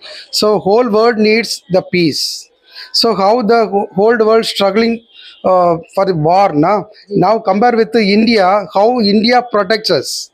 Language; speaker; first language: English; non-native, local second language; Tamil